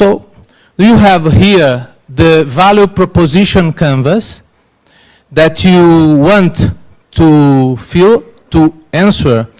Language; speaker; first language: English; non-native, learner; Portuguese